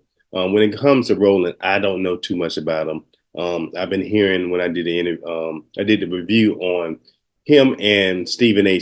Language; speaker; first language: English; native; English